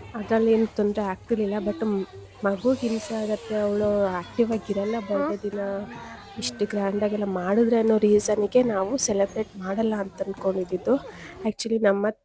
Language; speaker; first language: Kannada; non-native, local second language; Tulu